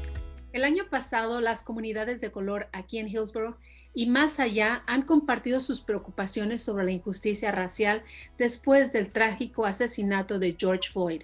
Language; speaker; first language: Spanish; native; Spanish